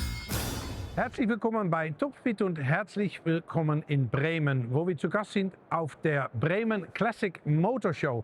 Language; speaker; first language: German; native; German